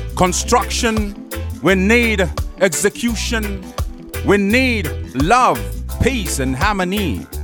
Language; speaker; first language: German; non-native, fluent; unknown